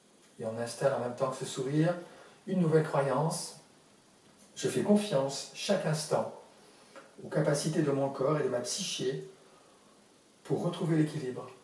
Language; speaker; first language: French; native; French